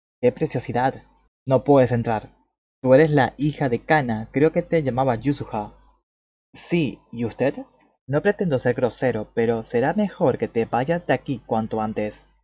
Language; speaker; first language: Spanish; native; Spanish